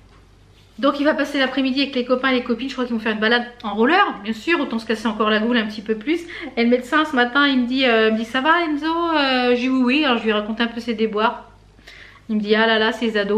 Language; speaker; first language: French; native; French